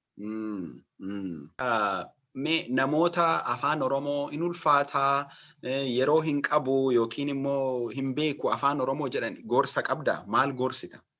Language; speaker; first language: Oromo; native; Oromo